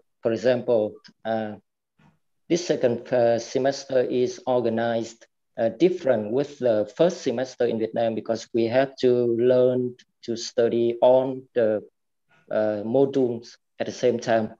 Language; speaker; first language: English; non-native, fluent; Vietnamese